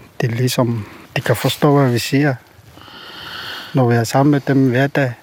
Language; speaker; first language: Danish; non-native, local second language; Kalaallisut